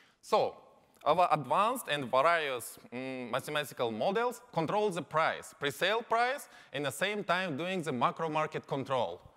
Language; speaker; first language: English; non-native, learner; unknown